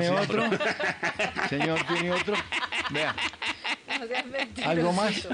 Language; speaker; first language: Spanish; native; Spanish